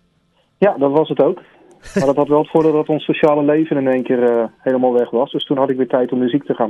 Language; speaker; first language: Dutch; native; Dutch